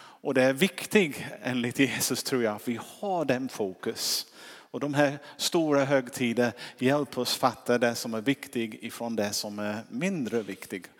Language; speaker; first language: Swedish; non-native, fluent; English